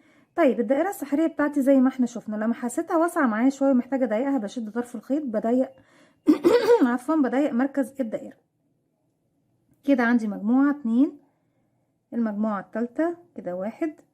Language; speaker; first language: Arabic; native; Arabic